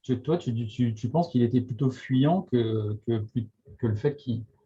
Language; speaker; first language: French; native; French